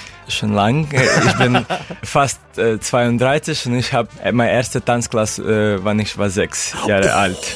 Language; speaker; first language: German; non-native, learner; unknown